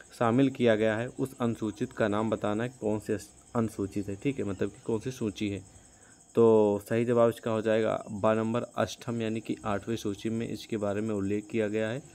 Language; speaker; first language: Hindi; native; Hindi